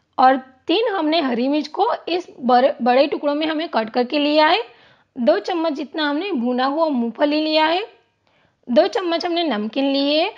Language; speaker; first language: Hindi; non-native, local second language; Gujarati